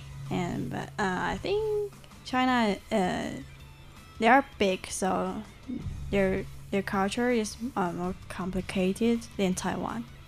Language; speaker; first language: English; non-native, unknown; Chinese